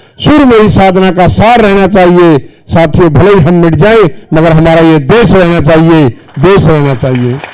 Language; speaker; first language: Hindi; native; Hindi